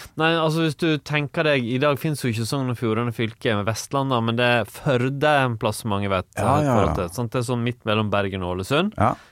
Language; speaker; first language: Norwegian; native; Norwegian